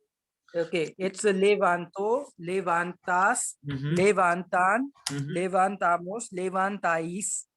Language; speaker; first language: Spanish; non-native, learner; Hindi